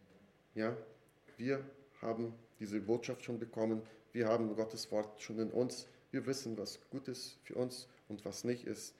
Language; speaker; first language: German; non-native, fluent; Portuguese